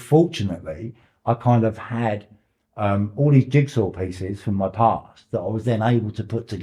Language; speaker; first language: English; native; English